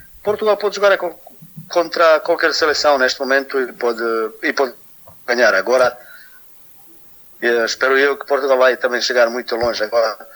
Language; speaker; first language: Portuguese; non-native, fluent; Serbian